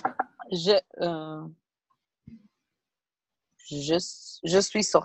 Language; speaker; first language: French; non-native, learner; Portuguese